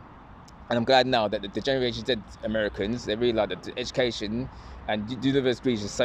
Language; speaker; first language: English; native; English